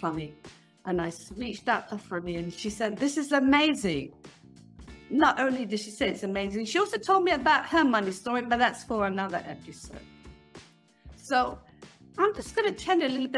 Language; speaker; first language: English; native; English